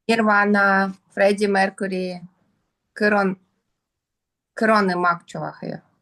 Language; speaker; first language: Korean; non-native, learner; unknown